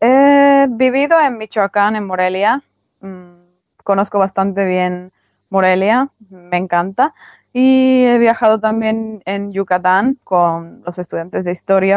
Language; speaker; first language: Spanish; non-native, fluent; Finnish